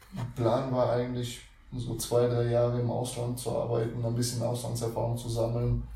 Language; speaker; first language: German; early bilingual, other home language; Russian